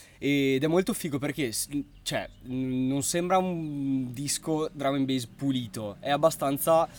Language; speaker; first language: Italian; native; Italian